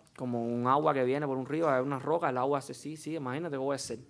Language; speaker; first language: Spanish; native; Spanish